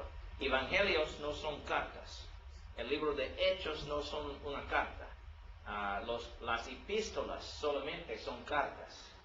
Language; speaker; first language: Spanish; non-native, learner; English